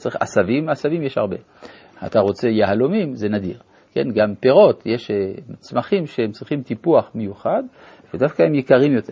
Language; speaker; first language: Hebrew; native; Hebrew